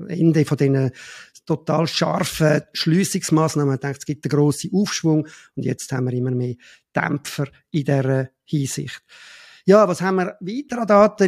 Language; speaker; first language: German; native; German